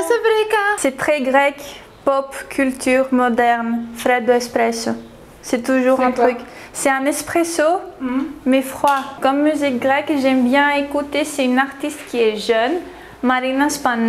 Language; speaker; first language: French; early bilingual, heritage; French